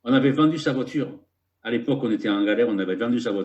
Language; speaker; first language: French; native; French